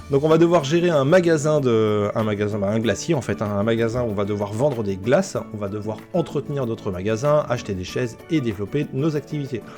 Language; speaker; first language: French; native; French